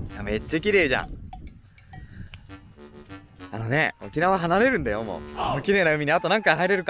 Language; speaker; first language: Japanese; native; Japanese